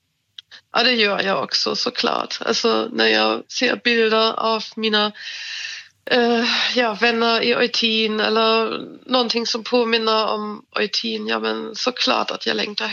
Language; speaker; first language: Swedish; non-native, fluent; German